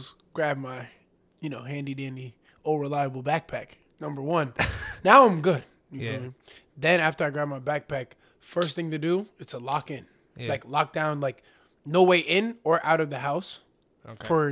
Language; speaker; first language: English; native; English